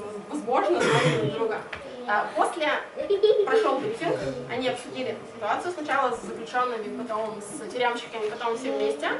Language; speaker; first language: Russian; native; Russian